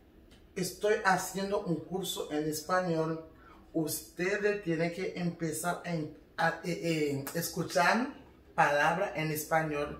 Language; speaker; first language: Spanish; non-native, learner; Haitian Creole